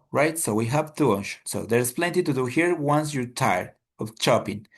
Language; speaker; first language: English; non-native, fluent; Spanish